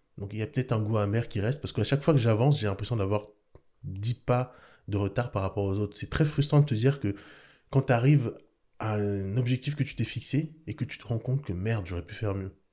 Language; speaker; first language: French; early bilingual, other home language; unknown